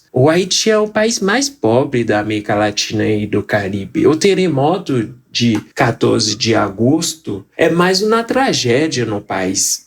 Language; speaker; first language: Portuguese; non-native, fluent; Haitian Creole